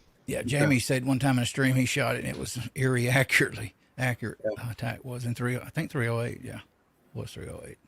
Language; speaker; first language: English; native; English